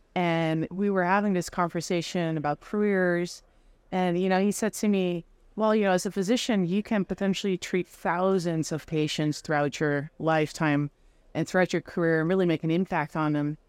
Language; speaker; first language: English; non-native, fluent; Dutch